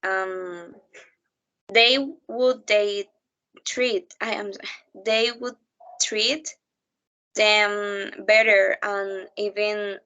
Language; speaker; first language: English; non-native, learner; Spanish